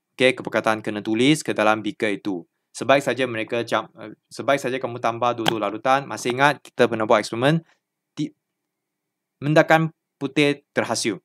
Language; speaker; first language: Malay; non-native, local second language; Chinese